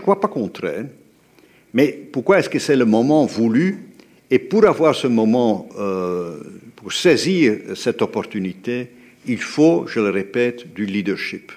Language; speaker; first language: French; native; French